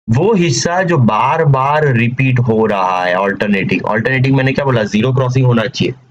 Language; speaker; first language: Hindi; non-native, local second language; Gujarati